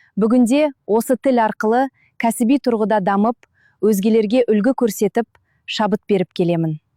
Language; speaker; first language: Kazakh; non-native, local second language; Russian